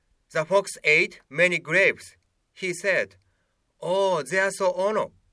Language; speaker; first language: English; non-native, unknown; Japanese